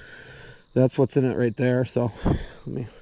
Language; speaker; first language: English; native; English